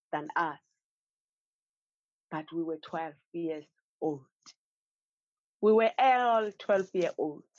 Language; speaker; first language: English; non-native, local second language; Xhosa